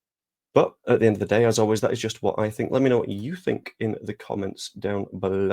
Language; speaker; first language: English; native; English